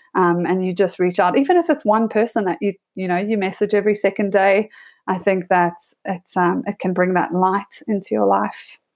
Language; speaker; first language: English; native; English